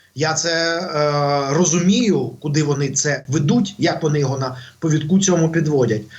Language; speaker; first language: Ukrainian; non-native, local second language; Russian